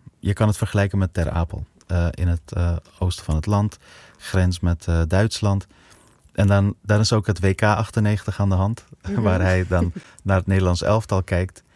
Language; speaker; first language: Dutch; early bilingual, other home language; Persian